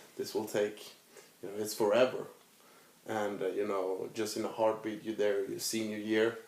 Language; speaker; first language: English; non-native, fluent; Swedish